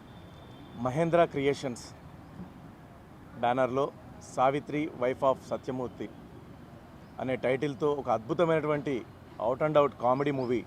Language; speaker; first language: Telugu; native; Telugu